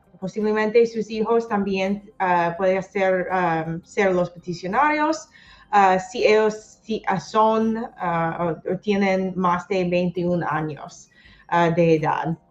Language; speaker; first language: Spanish; non-native, learner; English